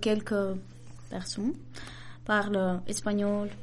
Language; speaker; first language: French; non-native, learner; Macedonian